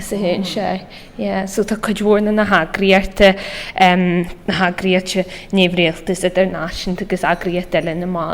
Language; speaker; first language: Irish; non-native, local second language; English